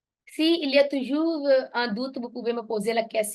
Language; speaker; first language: French; non-native, fluent; Punjabi